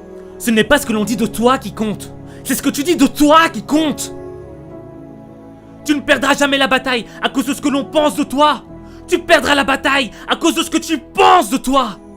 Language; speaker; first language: French; non-native, local second language; Haitian Creole